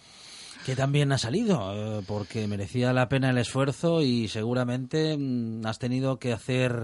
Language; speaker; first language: Spanish; native; Spanish